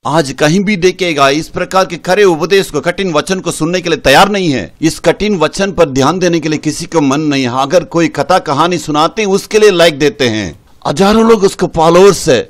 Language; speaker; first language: Hindi; non-native, local second language; Tamil